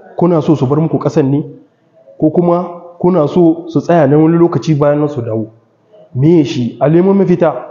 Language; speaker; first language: Hausa; early bilingual, heritage; Hausa